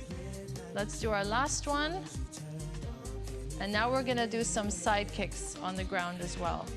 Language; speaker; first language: English; non-native, local second language; Arabic